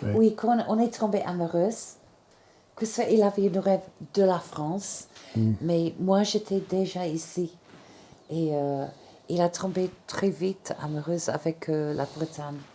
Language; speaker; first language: French; non-native, fluent; English